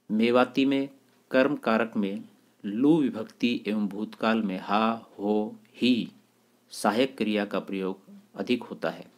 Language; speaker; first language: Hindi; native; Hindi